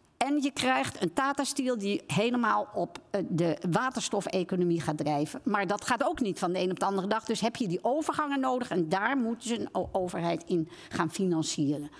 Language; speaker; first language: Dutch; native; Dutch